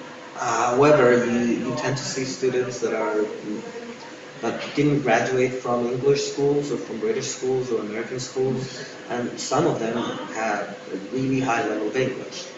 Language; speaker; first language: English; non-native, fluent; Spanish